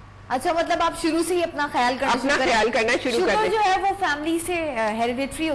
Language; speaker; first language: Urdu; non-native, local second language; Sindhi